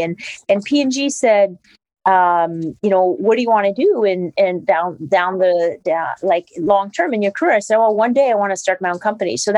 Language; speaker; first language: English; non-native, fluent; French